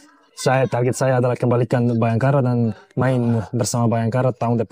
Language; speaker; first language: Indonesian; non-native, fluent; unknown